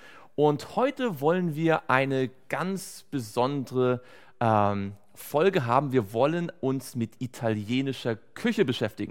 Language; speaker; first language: German; native; German